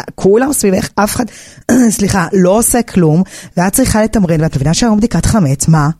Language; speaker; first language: Hebrew; native; Hebrew